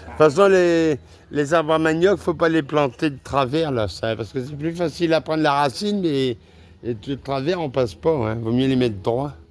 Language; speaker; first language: French; native; French